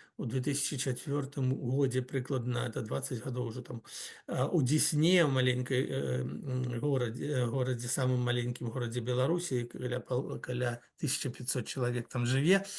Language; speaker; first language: Belarusian; non-native, local second language; Russian